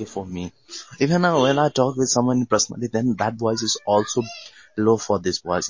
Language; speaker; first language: English; non-native, local second language; Hindi